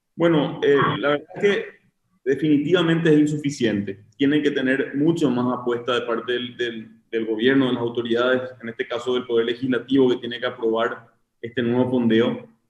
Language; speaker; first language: Spanish; native; Spanish